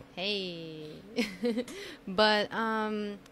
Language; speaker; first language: English; non-native, fluent; Spanish